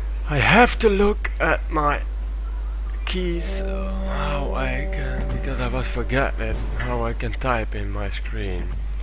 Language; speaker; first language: English; non-native, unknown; Dutch